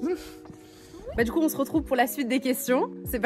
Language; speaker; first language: French; early bilingual, other home language; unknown